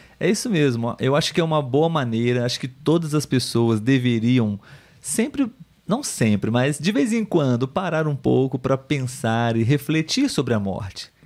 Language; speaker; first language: Portuguese; native; Portuguese